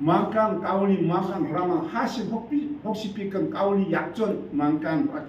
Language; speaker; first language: Thai; non-native, learner; Korean